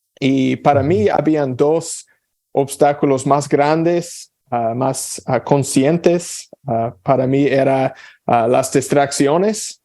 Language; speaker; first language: Spanish; non-native, fluent; English